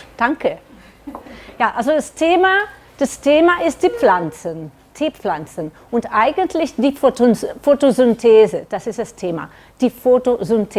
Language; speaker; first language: German; non-native, learner; Catalan